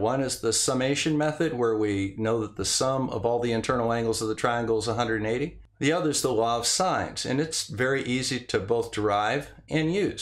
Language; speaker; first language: English; native; English